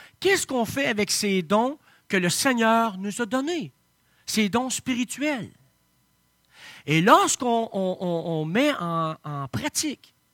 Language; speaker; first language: French; native; French